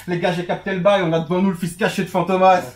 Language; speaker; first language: French; early bilingual, other home language; Turkish